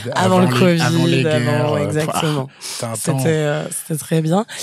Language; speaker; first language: French; native; French